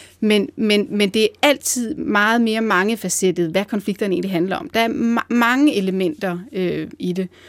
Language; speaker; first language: Danish; native; Danish